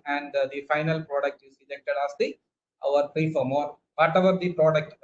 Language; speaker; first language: English; non-native, local second language; Malayalam